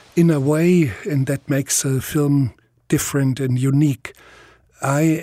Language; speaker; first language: English; non-native, fluent; German